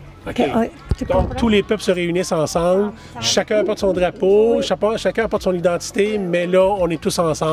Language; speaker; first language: French; native; French